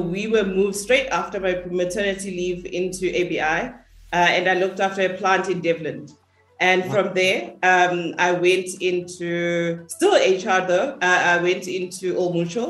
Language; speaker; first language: English; non-native, local second language; Zulu